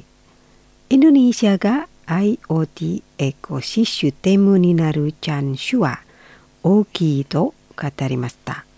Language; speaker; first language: Japanese; non-native, fluent; Indonesian